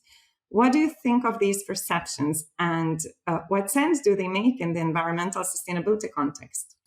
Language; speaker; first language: English; non-native, fluent; Lithuanian